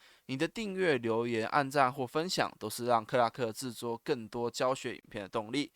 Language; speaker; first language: Chinese; native; Chinese